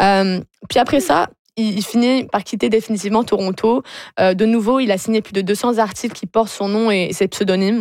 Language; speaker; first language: French; native; French